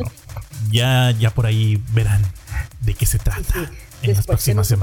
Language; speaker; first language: Spanish; native; Spanish